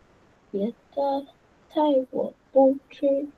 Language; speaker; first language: Chinese; non-native, learner; Vietnamese